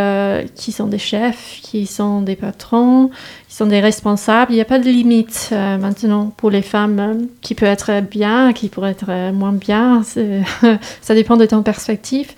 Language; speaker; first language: French; non-native, learner; English